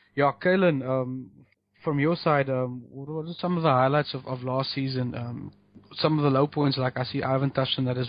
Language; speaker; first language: English; native; English